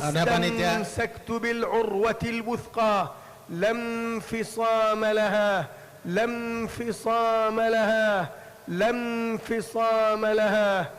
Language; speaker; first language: Arabic; native; Arabic